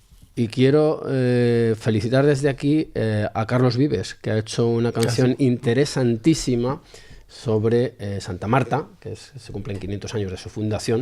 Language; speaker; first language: Spanish; native; Spanish